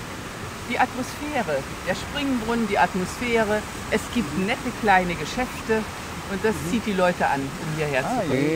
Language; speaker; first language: German; native; German